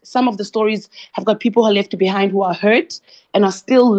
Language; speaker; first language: English; non-native, local second language; Xhosa